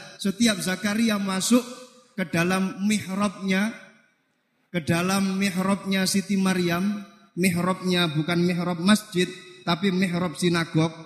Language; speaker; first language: Indonesian; non-native, local second language; Javanese